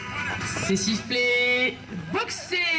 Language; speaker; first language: French; native; French